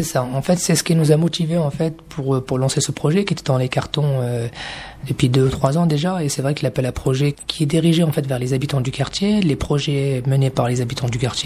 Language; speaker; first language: French; native; French